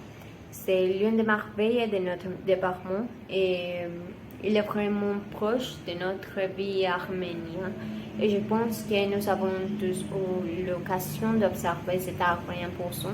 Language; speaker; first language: French; non-native, learner; Spanish